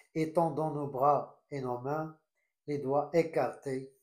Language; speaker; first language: French; non-native, local second language; Arabic